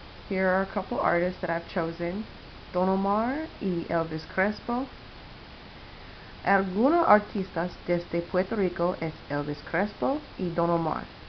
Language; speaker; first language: Spanish; non-native, learner; English